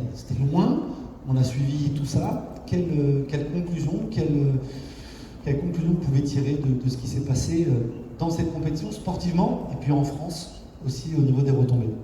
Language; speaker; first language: French; native; French